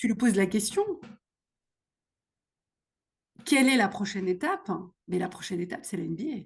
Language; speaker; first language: French; native; French